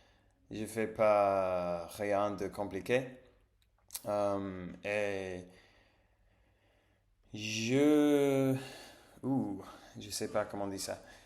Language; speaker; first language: French; non-native, learner; English